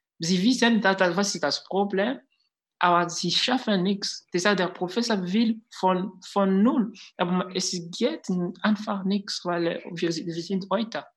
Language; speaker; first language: German; non-native, fluent; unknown